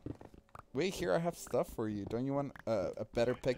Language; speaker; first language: English; native; English